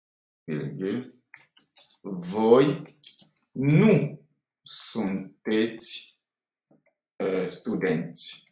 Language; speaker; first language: Romanian; non-native, fluent; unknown